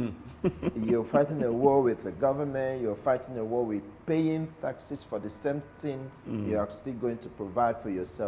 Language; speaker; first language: English; non-native, local second language; Igbo